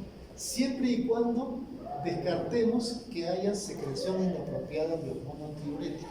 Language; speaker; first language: Spanish; native; Spanish